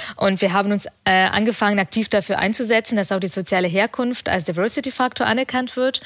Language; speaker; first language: German; early bilingual, other home language; Russian